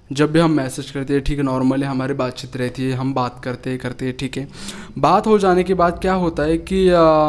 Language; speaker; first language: Hindi; native; Hindi